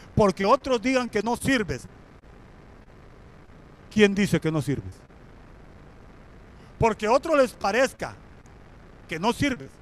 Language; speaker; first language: Spanish; native; Spanish